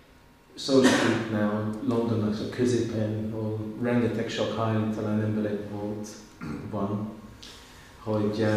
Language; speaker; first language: Hungarian; non-native, learner; English